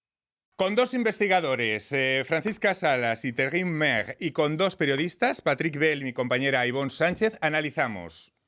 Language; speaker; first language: Spanish; native; Spanish